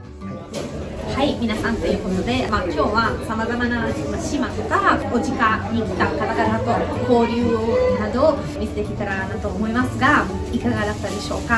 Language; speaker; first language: Japanese; non-native, fluent; Italian